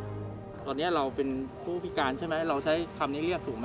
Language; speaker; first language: Thai; native; Thai